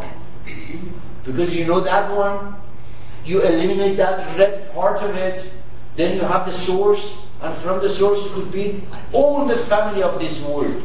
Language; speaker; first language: English; non-native, fluent; Persian